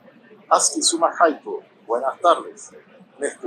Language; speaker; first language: Spanish; native; Spanish